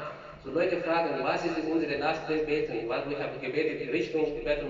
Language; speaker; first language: German; non-native, learner; Urdu